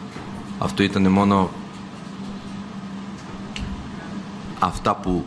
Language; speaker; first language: Greek; non-native, fluent; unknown